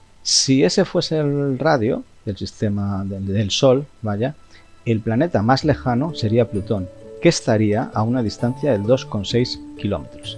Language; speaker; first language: Spanish; native; Spanish